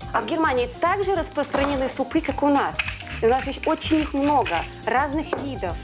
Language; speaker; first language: Russian; native; Russian